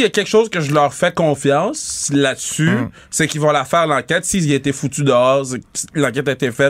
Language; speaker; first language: French; native; French